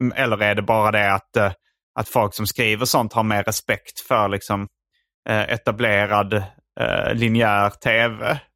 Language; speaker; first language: Swedish; native; Swedish